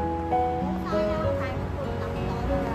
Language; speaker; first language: Cantonese; non-native, learner; Thai